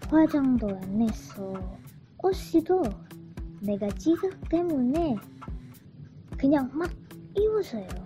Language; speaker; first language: Korean; non-native, learner; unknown